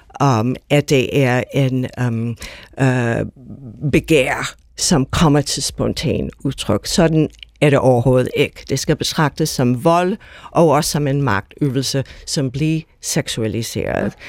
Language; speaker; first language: Danish; non-native, fluent; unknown